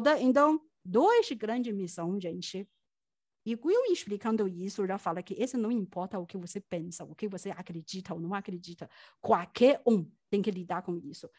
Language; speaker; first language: Portuguese; non-native, fluent; Chinese